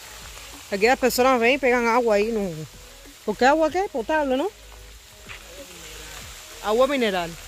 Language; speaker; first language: Portuguese; non-native, fluent; Spanish